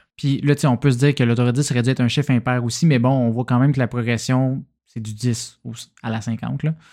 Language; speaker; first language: French; native; French